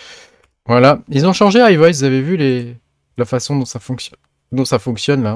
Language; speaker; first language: French; native; French